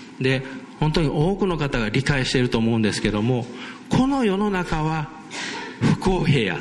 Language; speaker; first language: Japanese; native; Japanese